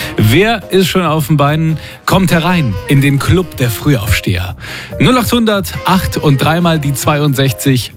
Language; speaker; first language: German; native; German